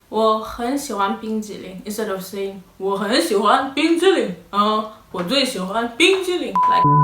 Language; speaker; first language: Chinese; non-native, learner; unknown